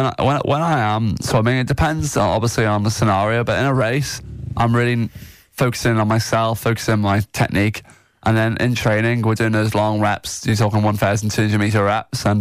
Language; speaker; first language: English; native; English